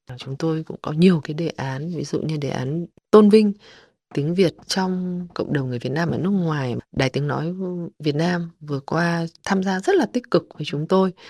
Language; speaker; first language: Vietnamese; native; Vietnamese